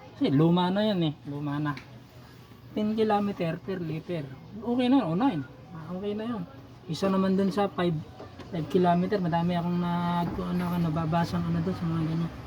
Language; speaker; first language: Filipino; native; Filipino